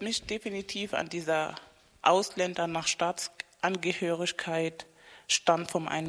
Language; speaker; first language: German; non-native, fluent; Spanish